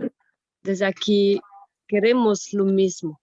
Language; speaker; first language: Portuguese; non-native, fluent; French